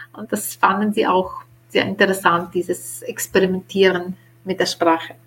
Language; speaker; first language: German; non-native, fluent; Ukrainian